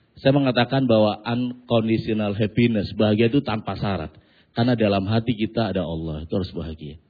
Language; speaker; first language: Indonesian; non-native, local second language; Javanese